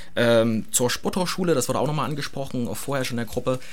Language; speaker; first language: German; native; German